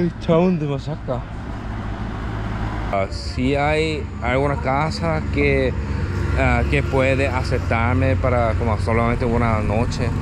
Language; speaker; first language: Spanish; non-native, learner; Korean